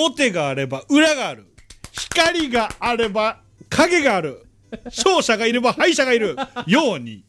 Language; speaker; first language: Japanese; native; Japanese